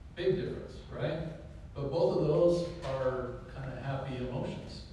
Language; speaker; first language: English; native; English